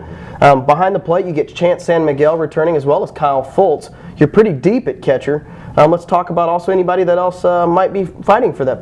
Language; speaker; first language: English; native; English